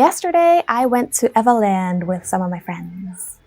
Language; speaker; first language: English; non-native, fluent; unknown